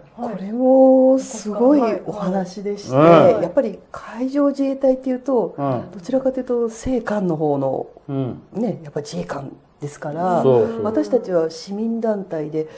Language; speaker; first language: Japanese; native; Japanese